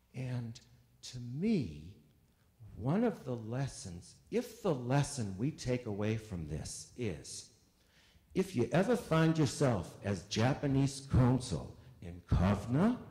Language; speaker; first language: English; native; English